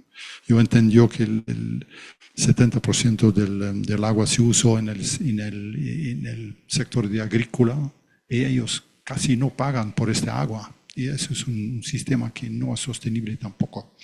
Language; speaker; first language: Spanish; non-native, fluent; Dutch